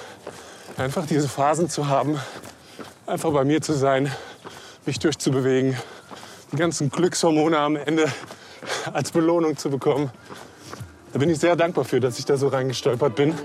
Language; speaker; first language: German; native; German